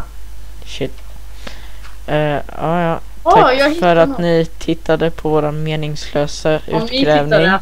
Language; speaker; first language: Swedish; native; Swedish